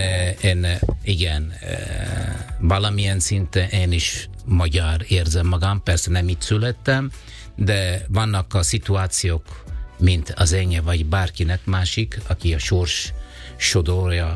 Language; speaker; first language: Hungarian; non-native, fluent; Italian